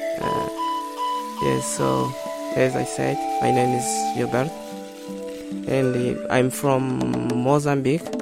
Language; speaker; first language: English; non-native, learner; Portuguese